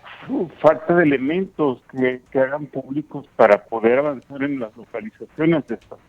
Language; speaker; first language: Spanish; native; Spanish